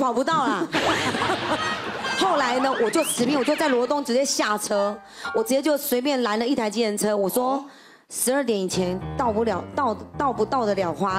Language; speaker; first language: Chinese; native; Chinese